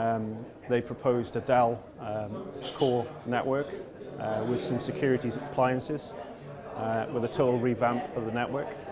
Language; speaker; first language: English; native; English